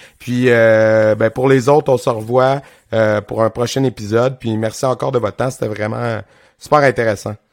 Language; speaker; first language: French; native; French